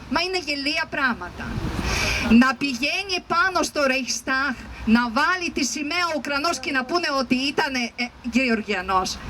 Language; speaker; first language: Greek; non-native, fluent; Ukrainian